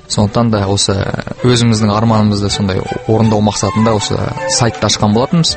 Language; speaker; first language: Kazakh; native; Kazakh